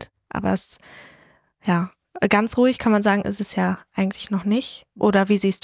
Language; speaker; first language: German; native; German